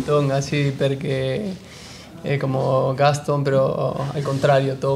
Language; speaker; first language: Italian; non-native, fluent; Spanish